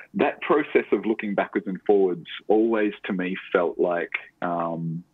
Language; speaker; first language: English; native; English